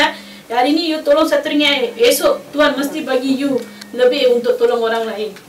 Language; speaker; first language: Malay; non-native, local second language; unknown